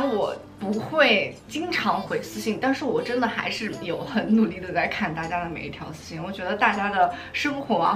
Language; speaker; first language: Chinese; native; Chinese